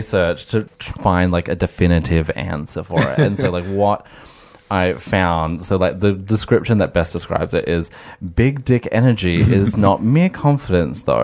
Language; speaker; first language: English; native; English